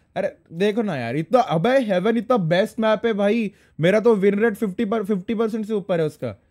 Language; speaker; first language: Hindi; non-native, local second language; Marathi